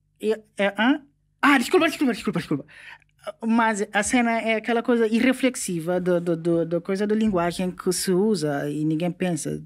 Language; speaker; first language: Portuguese; non-native, local second language; Upper Guinea Crioulo